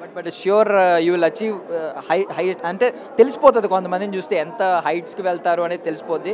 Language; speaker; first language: Telugu; native; Telugu